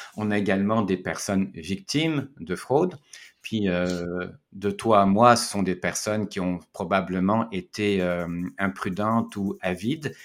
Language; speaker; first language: French; native; French